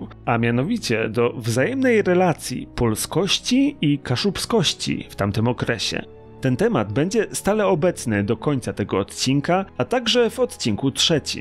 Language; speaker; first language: Polish; native; Polish